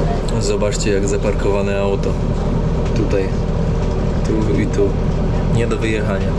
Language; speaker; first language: Polish; native; Polish